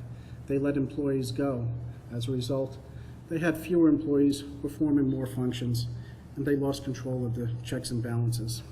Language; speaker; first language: English; native; English